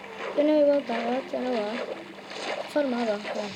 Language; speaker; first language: Welsh; non-native, local second language; English